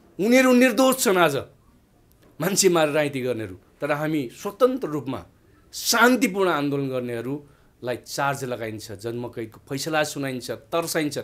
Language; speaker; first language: Nepali; non-native, local second language; Dangaura Tharu